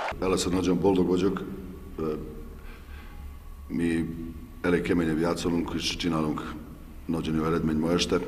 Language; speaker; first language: Hungarian; non-native, learner; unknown